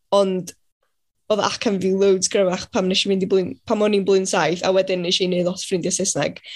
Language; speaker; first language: Welsh; native; Welsh